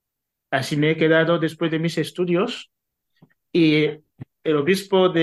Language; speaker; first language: Spanish; non-native, fluent; Kinyarwanda